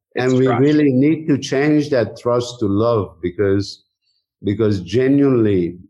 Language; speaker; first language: English; non-native, fluent; Persian